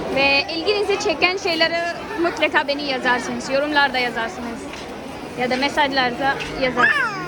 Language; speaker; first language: Turkish; non-native, fluent; Hindi